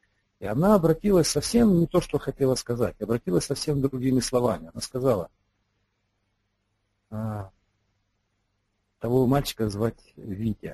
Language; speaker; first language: Russian; native; Russian